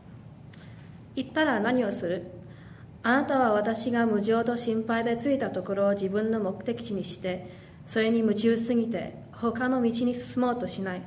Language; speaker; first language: Japanese; non-native, learner; English